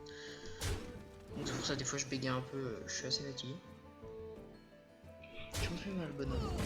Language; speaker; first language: French; native; French